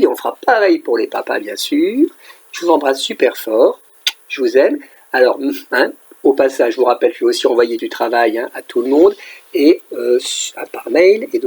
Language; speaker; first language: French; native; French